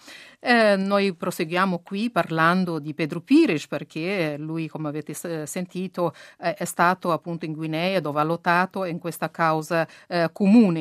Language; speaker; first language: Italian; non-native, fluent; Kabuverdianu